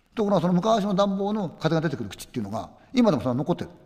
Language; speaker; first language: Japanese; native; Japanese